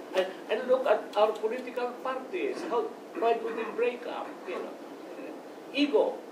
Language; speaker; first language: English; non-native, local second language; Iloko